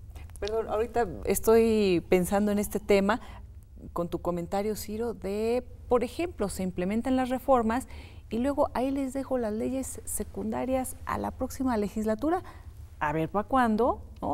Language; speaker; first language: Spanish; native; Spanish